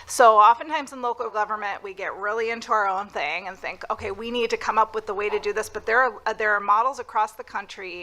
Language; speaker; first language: English; native; English